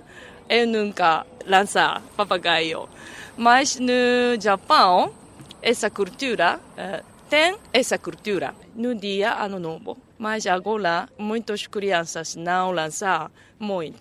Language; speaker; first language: Portuguese; non-native, learner; Japanese